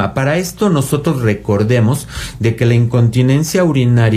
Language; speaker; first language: Spanish; native; Spanish